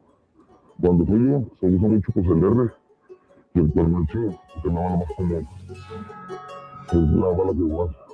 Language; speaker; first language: Spanish; native; Spanish